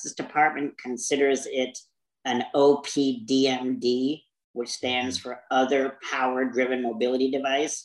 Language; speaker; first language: English; native; English